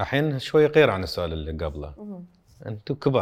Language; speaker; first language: Arabic; native; Arabic